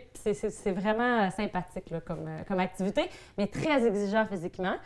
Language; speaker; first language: French; native; French